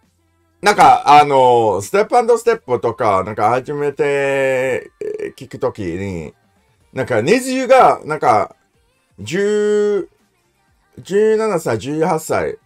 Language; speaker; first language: Japanese; non-native, learner; English